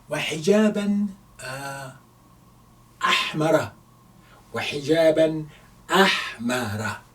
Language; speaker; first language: Arabic; non-native, fluent; English